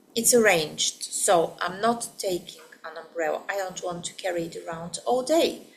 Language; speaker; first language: English; non-native, fluent; Bulgarian